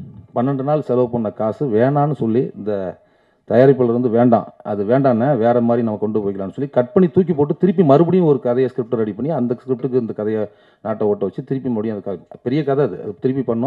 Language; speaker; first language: Tamil; native; Tamil